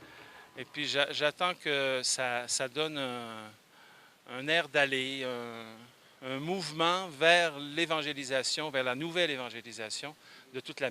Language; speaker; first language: French; native; French